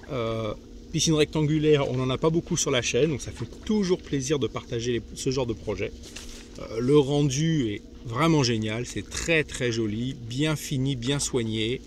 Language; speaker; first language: French; native; French